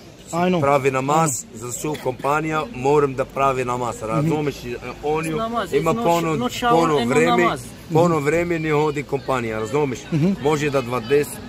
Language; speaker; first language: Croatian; non-native, learner; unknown